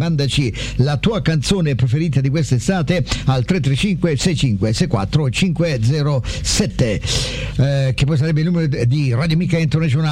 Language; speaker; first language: Italian; native; Italian